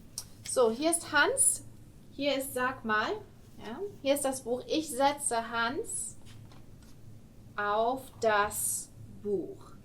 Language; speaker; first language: German; non-native, fluent; English